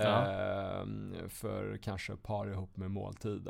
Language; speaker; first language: Swedish; native; Swedish